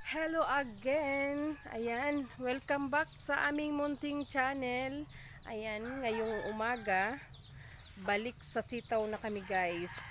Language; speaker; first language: Filipino; non-native, local second language; Bikol